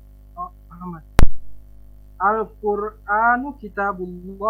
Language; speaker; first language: Arabic; non-native, learner; Indonesian